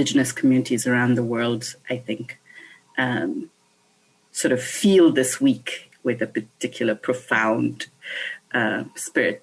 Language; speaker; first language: English; non-native, local second language; Bangla